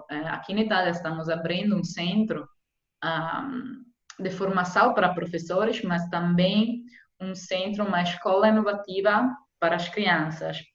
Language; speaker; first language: Portuguese; non-native, fluent; Italian